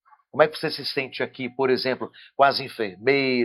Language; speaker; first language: Portuguese; native; Portuguese